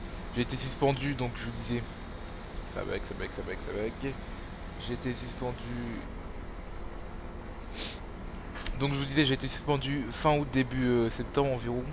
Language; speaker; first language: French; native; French